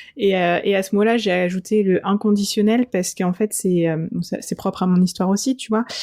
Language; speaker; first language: French; native; French